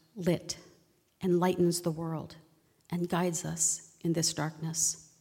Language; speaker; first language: English; native; English